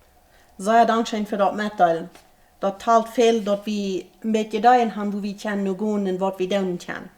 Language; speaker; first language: German; non-native, learner; Plautdietsch